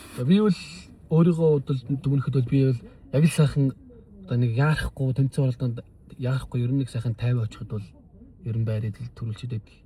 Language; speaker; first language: Mongolian; native; Mongolian